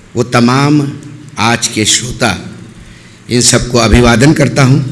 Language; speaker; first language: Hindi; non-native, local second language; Marathi